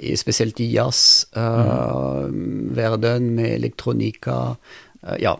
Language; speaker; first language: Norwegian; non-native, fluent; French